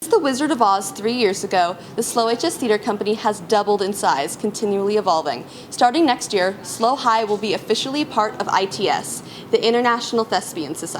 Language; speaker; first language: English; native; English